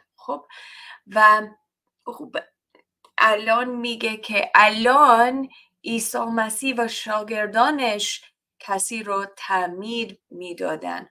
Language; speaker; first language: Persian; non-native, learner; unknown